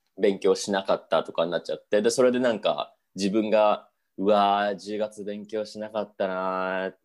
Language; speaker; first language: Japanese; native; Japanese